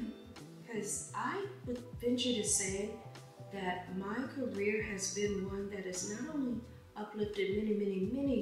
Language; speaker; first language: English; native; English